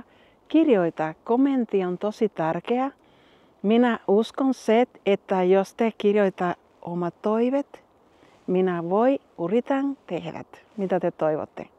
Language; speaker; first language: Finnish; non-native, learner; Spanish